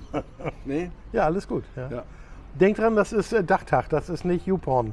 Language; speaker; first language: German; native; German